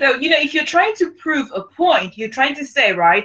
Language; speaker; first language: English; non-native, local second language; Yoruba